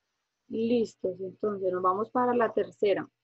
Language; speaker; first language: Spanish; native; Spanish